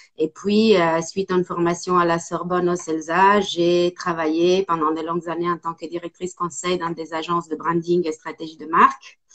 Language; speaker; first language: French; non-native, fluent; Italian